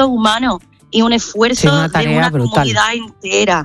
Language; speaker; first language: Spanish; non-native, fluent; English